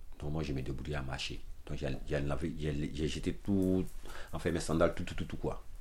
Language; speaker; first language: French; non-native, local second language; Dyula